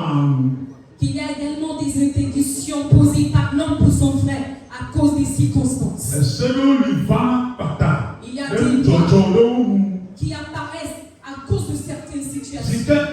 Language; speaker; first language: French; non-native, local second language; Ewe